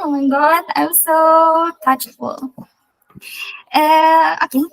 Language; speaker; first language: English; non-native, learner; Indonesian